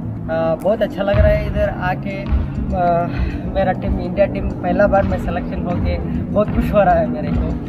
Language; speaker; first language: Hindi; non-native, local second language; Kannada